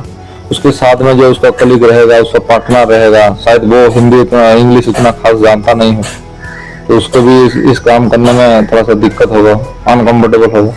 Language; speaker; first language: Hindi; non-native, local second language; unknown